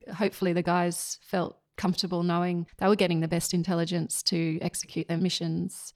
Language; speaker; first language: English; native; English